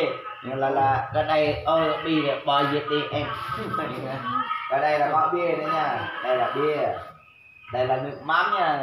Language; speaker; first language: Vietnamese; non-native, local second language; Jarai